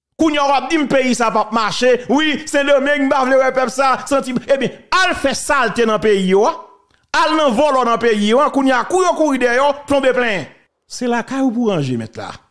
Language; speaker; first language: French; non-native, local second language; Haitian Creole